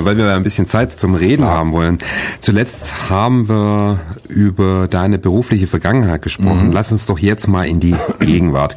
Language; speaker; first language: German; native; German